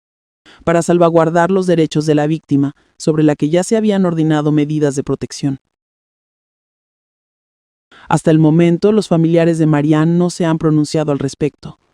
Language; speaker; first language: Spanish; native; Spanish